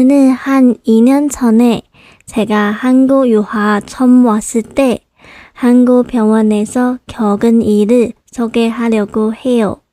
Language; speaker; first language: Korean; non-native, local second language; Chinese